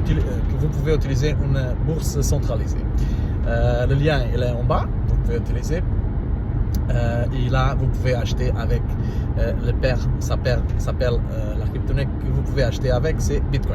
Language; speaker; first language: French; non-native, learner; Portuguese